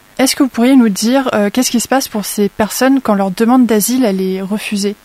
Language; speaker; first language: French; native; French